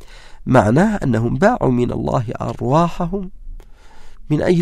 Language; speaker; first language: Arabic; native; Arabic